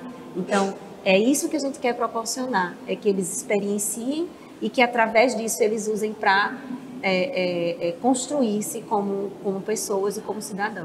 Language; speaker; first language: Portuguese; native; Portuguese